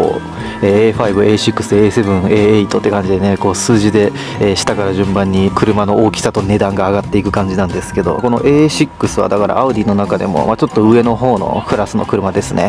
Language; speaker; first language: Japanese; native; Japanese